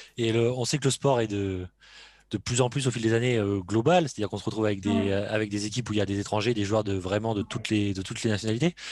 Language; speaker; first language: French; native; French